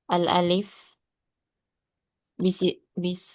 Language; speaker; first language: Arabic; non-native, learner; Indonesian